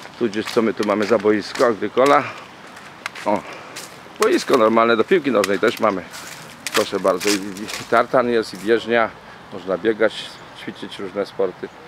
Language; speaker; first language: Polish; native; Polish